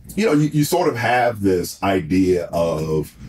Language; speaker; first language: English; native; English